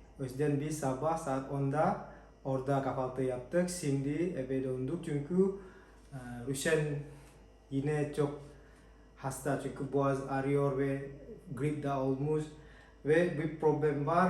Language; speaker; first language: Turkish; non-native, learner; Indonesian